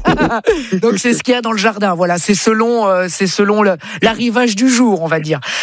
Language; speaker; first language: French; native; French